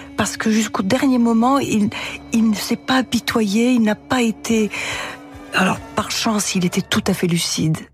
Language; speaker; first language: French; native; French